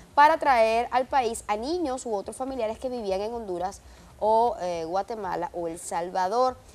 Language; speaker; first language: Spanish; native; Spanish